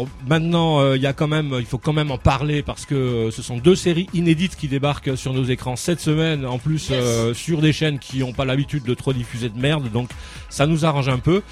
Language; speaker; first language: French; native; French